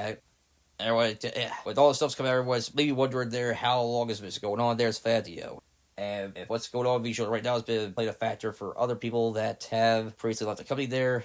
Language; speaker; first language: English; native; English